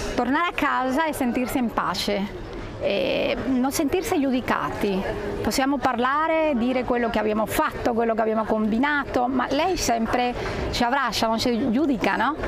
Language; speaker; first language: Italian; non-native, fluent; Spanish